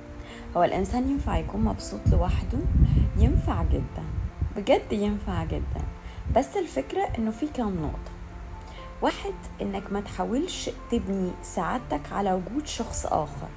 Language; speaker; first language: Arabic; native; Arabic